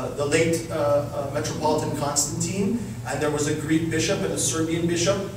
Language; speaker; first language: English; early bilingual, other home language; Ukrainian